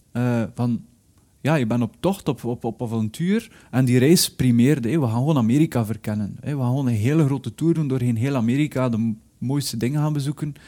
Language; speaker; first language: Dutch; native; Dutch